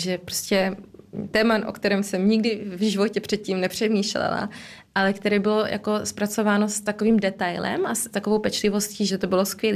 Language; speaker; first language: Czech; early bilingual, heritage; Czech